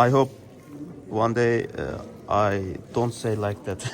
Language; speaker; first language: English; non-native, learner; Turkish